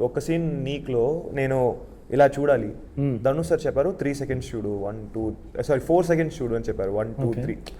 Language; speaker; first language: Telugu; non-native, fluent; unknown